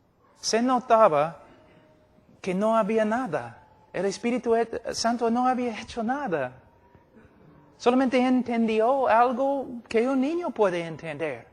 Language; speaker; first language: Spanish; non-native, fluent; English